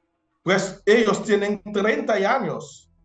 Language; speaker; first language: Spanish; non-native, fluent; Haitian Creole